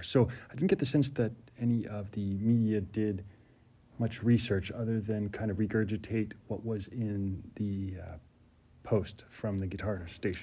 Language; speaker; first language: English; native; English